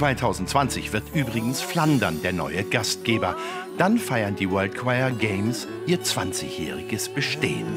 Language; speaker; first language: German; native; German